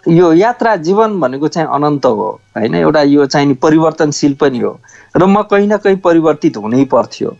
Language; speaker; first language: Nepali; native; Nepali